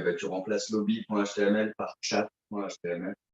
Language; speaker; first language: French; native; French